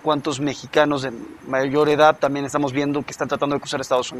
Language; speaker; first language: Spanish; native; Spanish